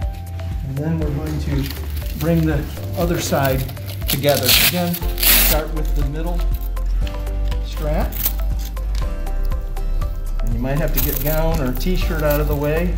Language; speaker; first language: English; native; English